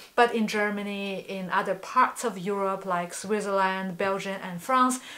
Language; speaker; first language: English; non-native, fluent; Chinese